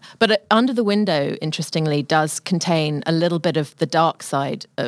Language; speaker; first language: English; native; English